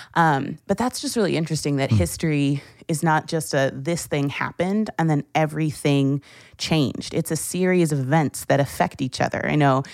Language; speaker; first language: English; native; English